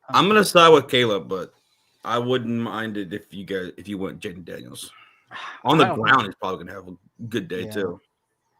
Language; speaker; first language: English; native; English